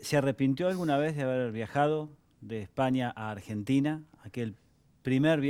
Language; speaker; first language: Spanish; native; Spanish